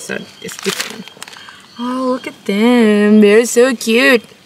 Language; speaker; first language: English; non-native, learner; Indonesian